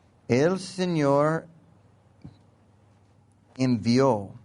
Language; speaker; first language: Spanish; non-native, learner; English